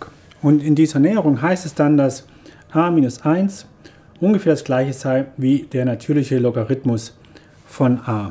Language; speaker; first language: German; native; German